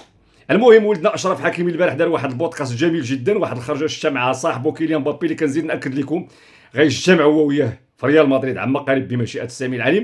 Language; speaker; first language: Arabic; native; Arabic